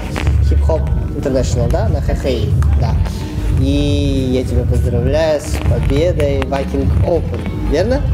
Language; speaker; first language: Russian; native; Russian